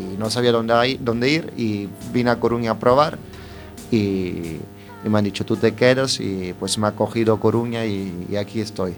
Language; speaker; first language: Spanish; non-native, fluent; Italian